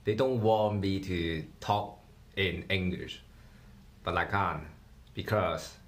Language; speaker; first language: English; non-native, learner; Chinese